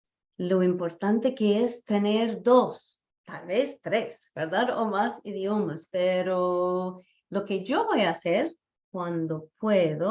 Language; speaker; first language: Spanish; non-native, fluent; English